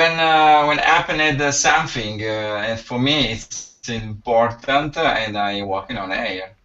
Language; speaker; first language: English; non-native, learner; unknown